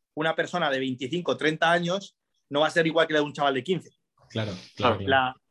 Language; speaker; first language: Spanish; early bilingual, other home language; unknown